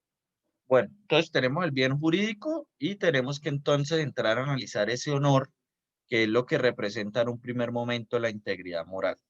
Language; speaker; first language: Spanish; native; Spanish